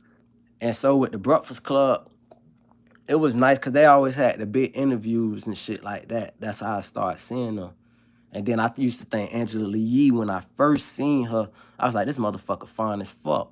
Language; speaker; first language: English; native; English